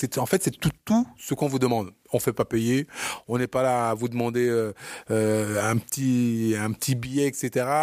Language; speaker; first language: French; early bilingual, other home language; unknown